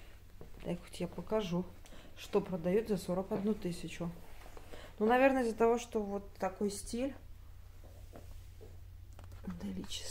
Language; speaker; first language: Russian; native; Russian